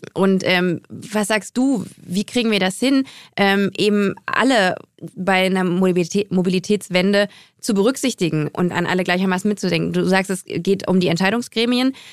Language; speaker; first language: German; native; German